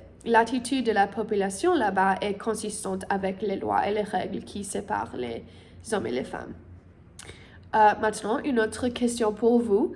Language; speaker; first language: French; non-native, learner; English